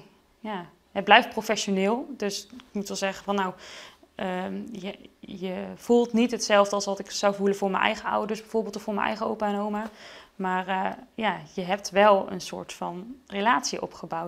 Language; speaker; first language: Dutch; native; Dutch